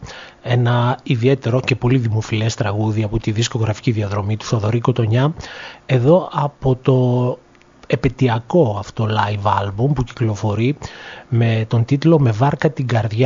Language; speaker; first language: Greek; native; Greek